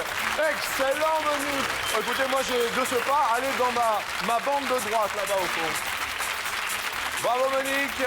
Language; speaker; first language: French; native; French